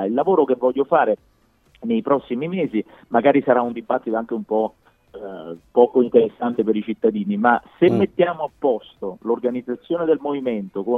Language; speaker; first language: Italian; native; Italian